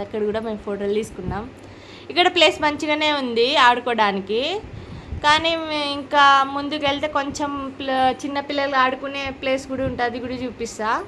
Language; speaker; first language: Telugu; non-native, local second language; Lambadi